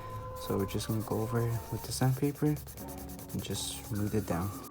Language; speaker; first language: English; native; English